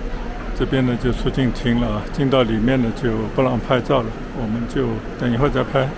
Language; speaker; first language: Chinese; native; Chinese